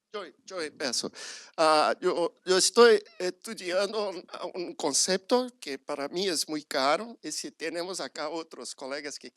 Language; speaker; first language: Spanish; non-native, learner; Portuguese